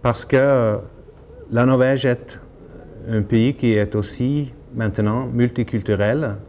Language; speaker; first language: French; non-native, learner; Norwegian